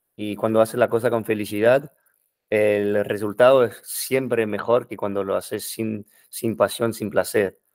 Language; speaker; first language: Spanish; non-native, fluent; French